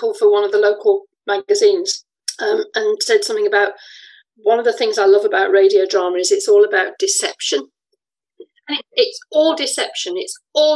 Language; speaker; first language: English; native; English